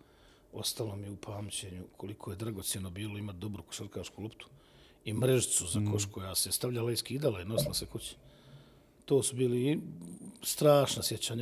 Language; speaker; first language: Serbian; native; Serbian